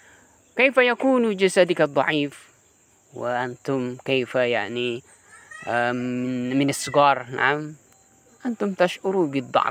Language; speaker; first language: Arabic; non-native, fluent; Indonesian